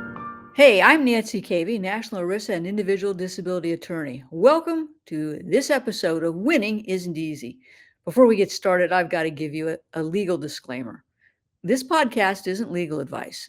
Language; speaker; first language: English; native; English